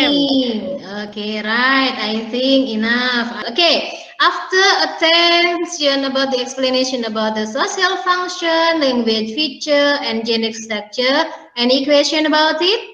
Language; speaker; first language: English; non-native, learner; Indonesian